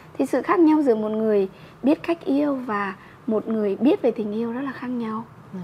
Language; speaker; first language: Vietnamese; native; Vietnamese